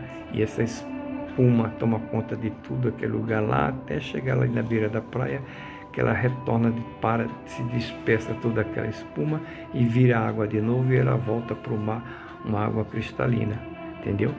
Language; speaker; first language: Portuguese; native; Portuguese